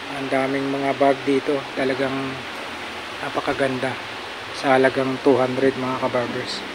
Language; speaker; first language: Filipino; native; Filipino